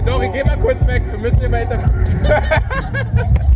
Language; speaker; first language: German; native; German